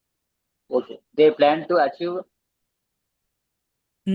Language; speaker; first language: English; non-native, learner; Telugu